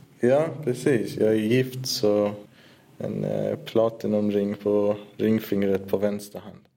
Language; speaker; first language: Swedish; early bilingual, other home language; Persian